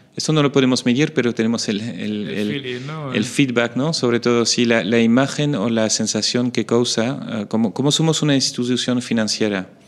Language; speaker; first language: Spanish; non-native, fluent; French